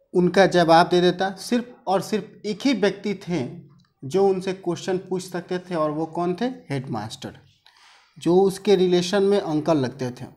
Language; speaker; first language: Hindi; native; Hindi